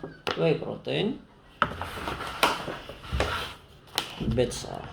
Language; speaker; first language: Russian; non-native, fluent; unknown